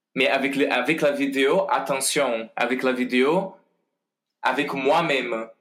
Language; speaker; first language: French; non-native, fluent; Portuguese